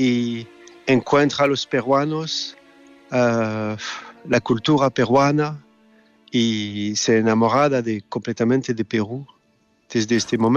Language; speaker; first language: Spanish; non-native, fluent; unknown